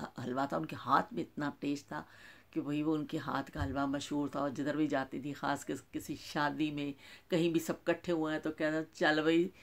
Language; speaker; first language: Urdu; non-native, local second language; Punjabi